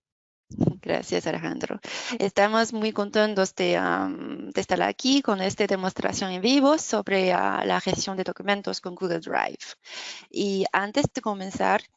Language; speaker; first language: Spanish; non-native, fluent; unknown